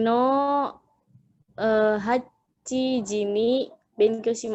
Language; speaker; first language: Japanese; non-native, learner; Indonesian